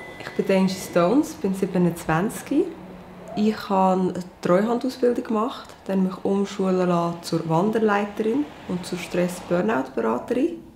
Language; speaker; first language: German; early bilingual, other home language; Portuguese